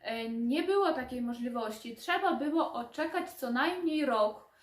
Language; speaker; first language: Polish; non-native, fluent; Ukrainian